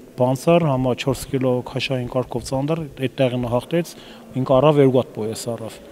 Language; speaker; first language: Armenian; native; Armenian